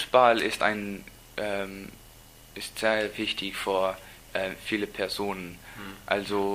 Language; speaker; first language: German; non-native, learner; English